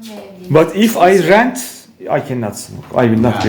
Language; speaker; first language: English; non-native, learner; Turkish